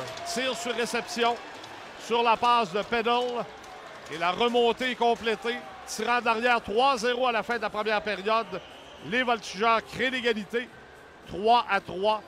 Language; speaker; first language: French; native; French